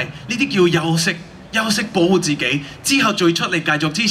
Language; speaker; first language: Cantonese; non-native, fluent; Spanish